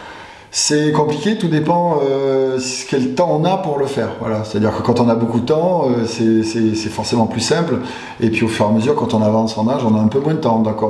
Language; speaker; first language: French; native; French